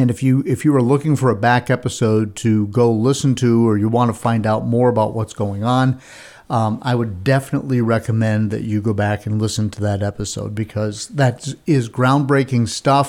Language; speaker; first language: English; native; English